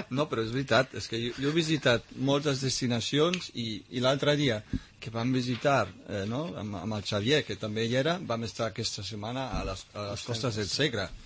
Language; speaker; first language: Catalan; non-native, fluent; German